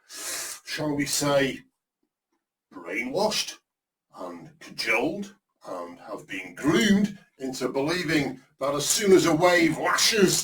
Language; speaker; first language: English; native; English